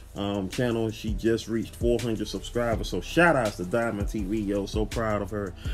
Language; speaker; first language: English; native; English